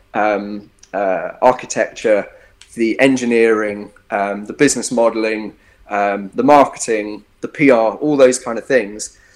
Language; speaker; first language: English; native; English